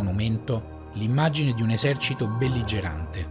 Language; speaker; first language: Italian; native; Italian